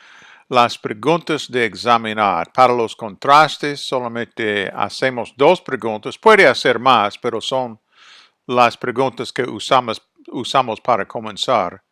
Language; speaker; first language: Spanish; non-native, fluent; English